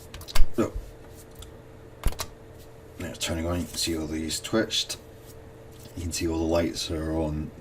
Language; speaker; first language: English; native; English